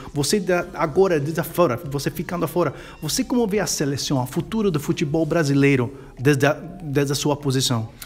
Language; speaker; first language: Portuguese; non-native, fluent; Spanish